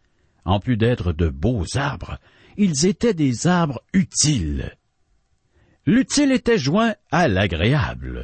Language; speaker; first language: French; native; French